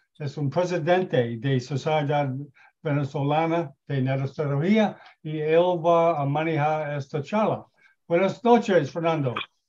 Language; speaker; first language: Spanish; non-native, learner; English